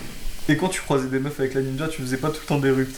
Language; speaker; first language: French; native; French